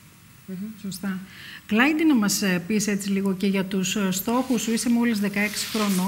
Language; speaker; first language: Greek; native; Greek